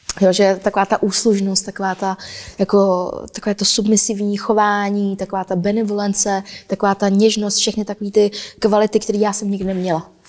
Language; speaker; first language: Czech; early bilingual, other home language; Vietnamese